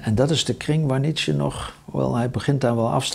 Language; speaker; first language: Dutch; native; Dutch